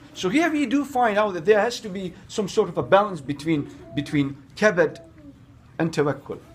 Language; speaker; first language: English; non-native, fluent; Bosnian